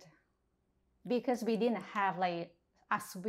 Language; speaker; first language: English; non-native, fluent; Thai